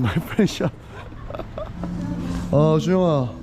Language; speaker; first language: English; non-native, learner; Korean